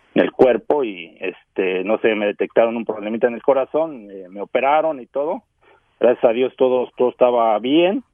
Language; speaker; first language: Spanish; native; Spanish